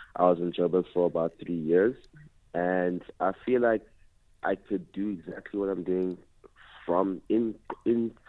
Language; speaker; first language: English; non-native, local second language; Xhosa